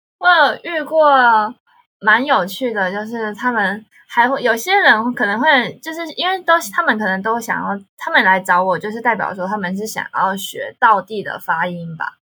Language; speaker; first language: Chinese; native; Chinese